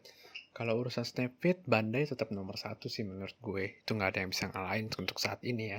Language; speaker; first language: Indonesian; native; Indonesian